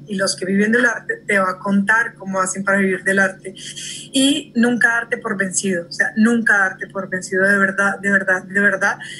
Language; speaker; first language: Spanish; early bilingual, heritage; Spanish